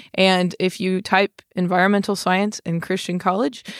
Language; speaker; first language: English; native; English